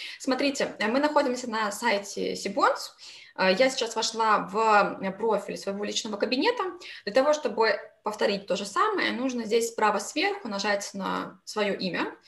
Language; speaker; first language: Russian; native; Russian